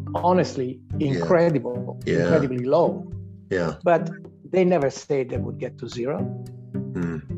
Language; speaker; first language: English; non-native, fluent; Italian